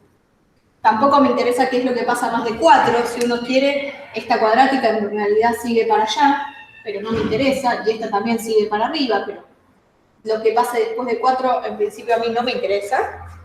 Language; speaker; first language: Spanish; native; Spanish